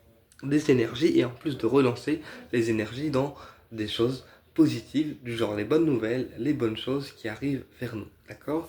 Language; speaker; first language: French; native; French